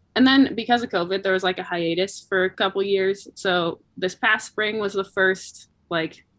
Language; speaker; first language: English; native; English